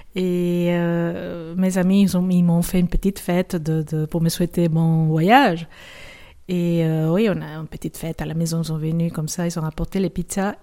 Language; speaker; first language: French; non-native, fluent; Spanish